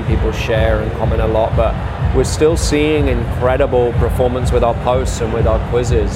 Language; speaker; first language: English; native; English